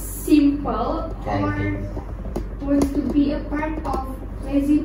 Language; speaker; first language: English; non-native, learner; Indonesian